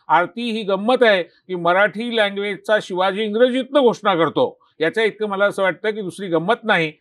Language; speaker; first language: Marathi; native; Marathi